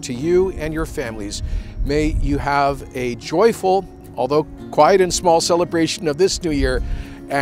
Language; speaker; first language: English; native; English